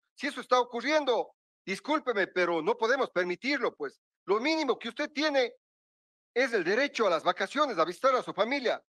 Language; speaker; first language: Spanish; native; Spanish